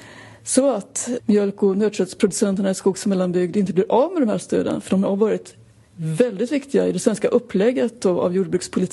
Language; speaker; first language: Swedish; native; Swedish